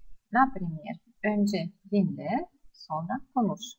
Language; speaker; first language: Turkish; non-native, fluent; Russian